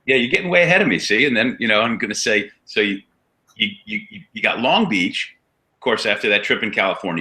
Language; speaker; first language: English; native; English